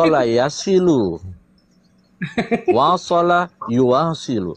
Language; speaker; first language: Arabic; non-native, learner; Indonesian